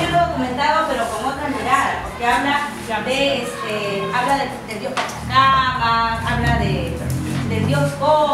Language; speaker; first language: Spanish; native; Spanish